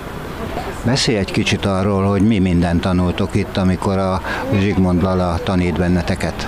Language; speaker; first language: Hungarian; native; Hungarian